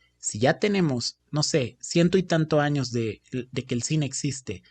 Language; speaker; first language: Spanish; native; Spanish